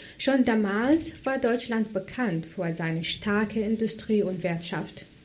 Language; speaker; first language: German; non-native, fluent; Arabic